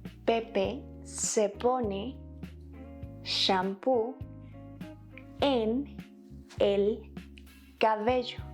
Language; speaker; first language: Spanish; native; Spanish